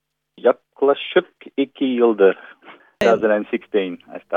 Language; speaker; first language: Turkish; non-native, learner; English